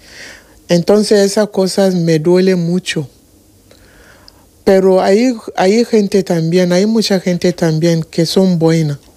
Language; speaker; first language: Spanish; non-native, learner; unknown